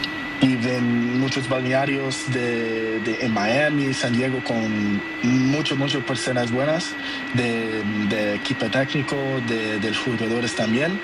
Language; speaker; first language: Spanish; non-native, learner; Portuguese